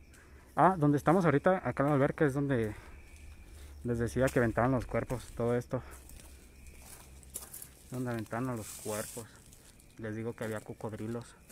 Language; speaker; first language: Spanish; native; Spanish